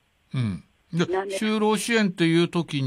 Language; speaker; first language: Japanese; native; Japanese